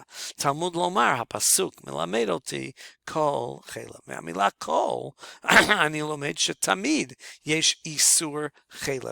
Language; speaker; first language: Hebrew; non-native, fluent; English